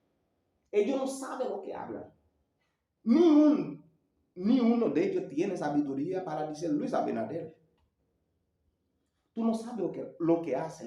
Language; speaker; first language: Spanish; non-native, learner; Haitian Creole